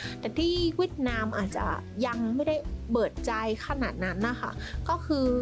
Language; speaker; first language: Thai; non-native, fluent; Vietnamese